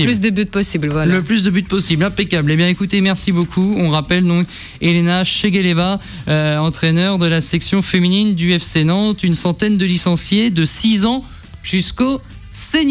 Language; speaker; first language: French; native; French